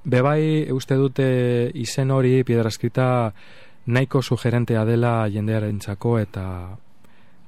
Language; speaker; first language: Basque; non-native, local second language; Spanish